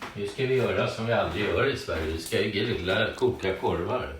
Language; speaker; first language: Swedish; non-native, learner; Thai